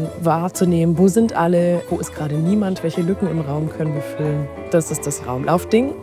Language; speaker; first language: German; native; German